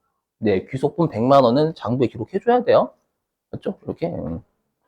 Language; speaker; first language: Korean; native; Korean